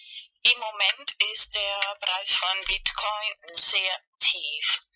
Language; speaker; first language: German; non-native, learner; Spanish